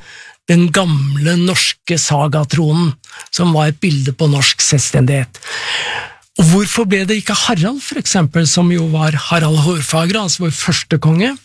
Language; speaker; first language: Norwegian; native; Norwegian